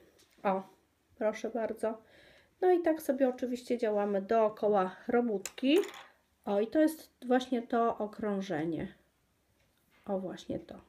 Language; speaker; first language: Polish; native; Polish